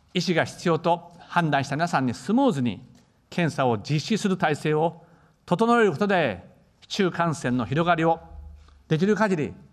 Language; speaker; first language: Japanese; native; Japanese